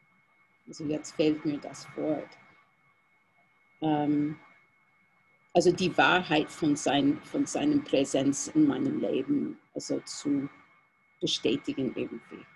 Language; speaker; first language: German; non-native, fluent; English